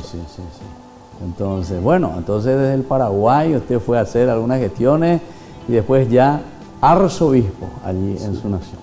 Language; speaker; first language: Spanish; native; Spanish